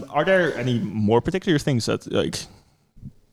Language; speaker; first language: English; non-native, fluent; Dutch